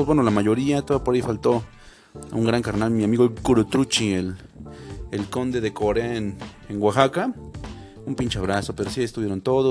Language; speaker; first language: Spanish; native; Spanish